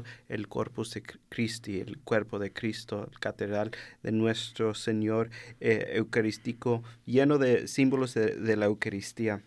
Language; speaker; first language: Spanish; early bilingual, heritage; Spanish